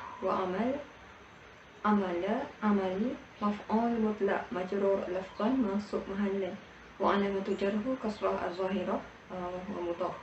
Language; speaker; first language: Arabic; non-native, learner; Malay